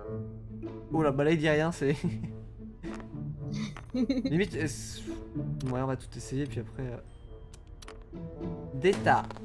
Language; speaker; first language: French; native; French